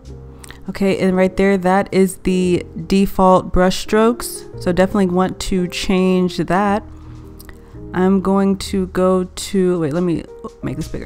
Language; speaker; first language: English; native; English